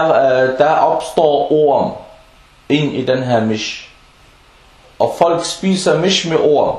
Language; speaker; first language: Danish; non-native, local second language; Arabic